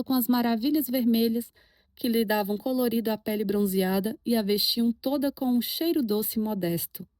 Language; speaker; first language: Portuguese; native; Portuguese